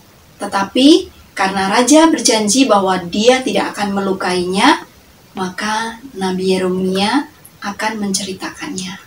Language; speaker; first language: Indonesian; native; Indonesian